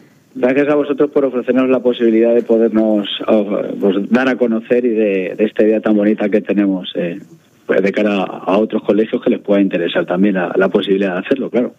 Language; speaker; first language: Spanish; native; Spanish